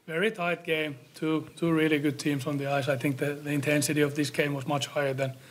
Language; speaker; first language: English; non-native, fluent; Finnish